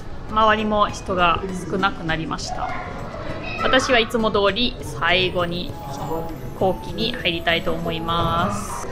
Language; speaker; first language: Japanese; non-native, fluent; German